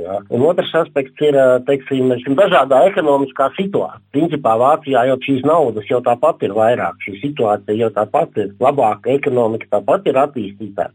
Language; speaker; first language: Latvian; native; Latvian